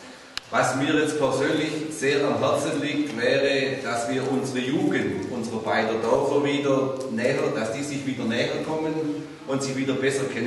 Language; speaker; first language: German; native; German